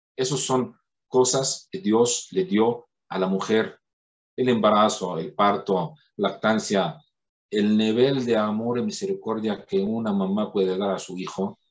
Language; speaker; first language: Spanish; non-native, fluent; Arabic